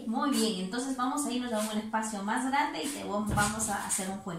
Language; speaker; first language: Spanish; native; Spanish